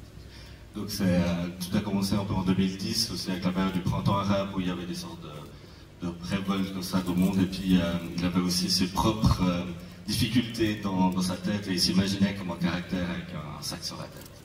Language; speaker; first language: French; native; French